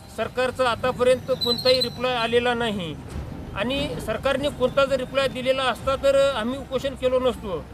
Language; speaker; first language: Marathi; non-native, local second language; Lambadi